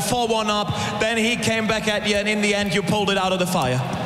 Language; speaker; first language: English; non-native, fluent; German